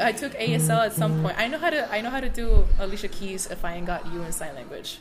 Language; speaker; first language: English; non-native, fluent; Spanish